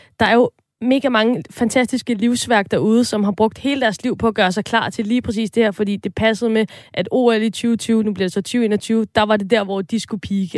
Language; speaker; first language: Danish; native; Danish